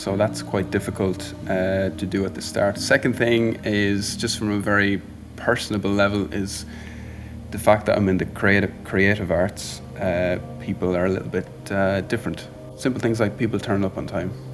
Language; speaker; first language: English; native; English